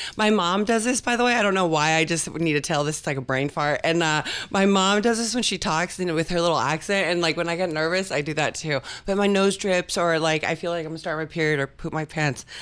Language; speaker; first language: English; early bilingual, other home language; Spanish